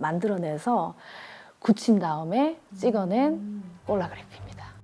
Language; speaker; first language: Korean; native; Korean